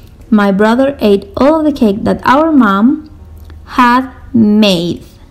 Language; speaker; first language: English; non-native, fluent; Spanish